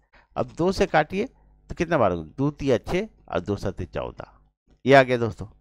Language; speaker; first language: Hindi; native; Hindi